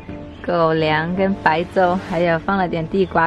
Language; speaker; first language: Chinese; native; Chinese